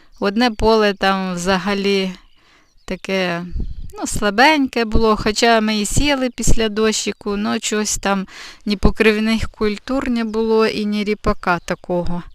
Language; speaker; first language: Ukrainian; native; Ukrainian